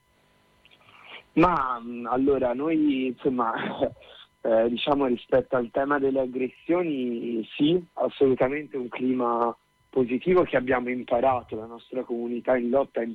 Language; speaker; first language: Italian; native; Italian